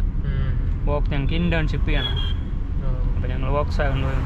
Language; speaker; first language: Malayalam; native; Malayalam